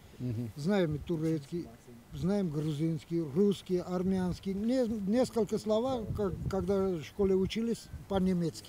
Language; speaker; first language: Russian; non-native, local second language; Turkish